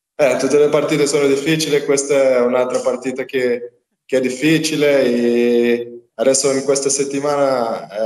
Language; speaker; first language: Italian; non-native, learner; Portuguese